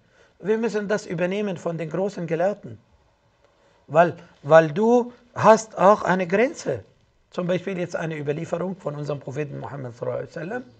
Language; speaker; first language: German; non-native, fluent; Arabic